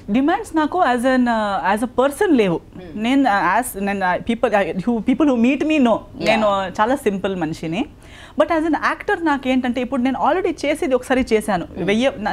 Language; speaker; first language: Telugu; non-native, local second language; Konkani